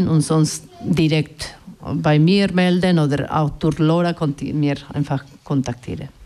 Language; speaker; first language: German; non-native, learner; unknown